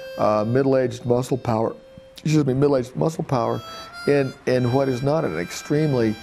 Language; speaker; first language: English; native; English